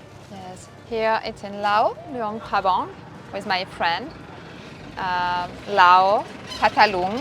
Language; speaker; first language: English; non-native, learner; French